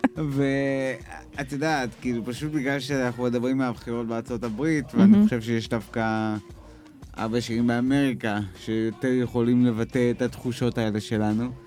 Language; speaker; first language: Hebrew; native; Hebrew